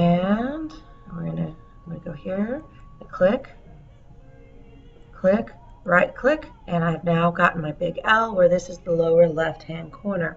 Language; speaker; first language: English; native; English